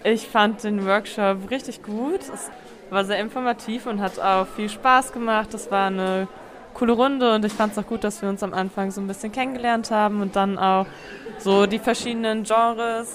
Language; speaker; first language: German; native; German